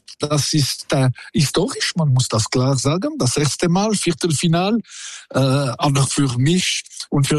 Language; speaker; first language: German; non-native, local second language; French